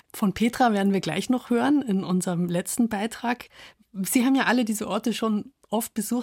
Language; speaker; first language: German; native; German